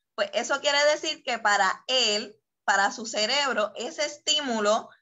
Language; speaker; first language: Spanish; native; Spanish